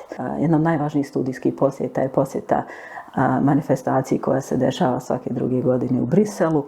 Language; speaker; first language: Bosnian; native; Bosnian